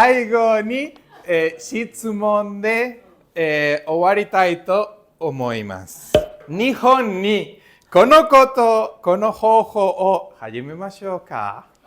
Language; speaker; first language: Japanese; non-native, learner; Spanish